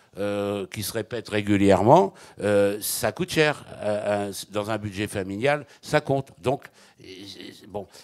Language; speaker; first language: French; native; French